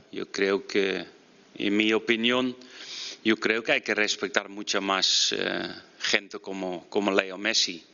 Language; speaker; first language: Spanish; non-native, fluent; Dutch